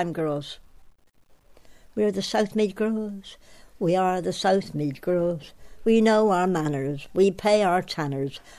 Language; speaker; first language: English; native; English